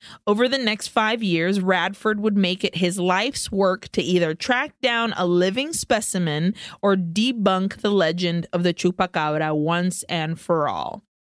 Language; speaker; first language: English; early bilingual, other home language; Spanish